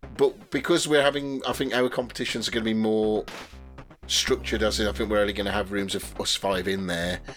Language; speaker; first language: English; native; English